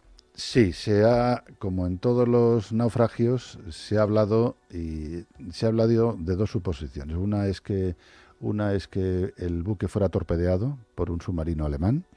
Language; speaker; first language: Spanish; native; Spanish